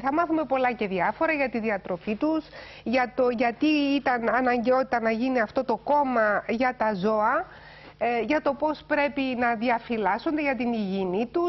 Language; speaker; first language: Greek; native; Greek